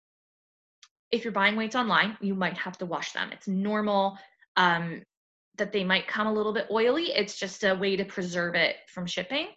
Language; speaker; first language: English; native; English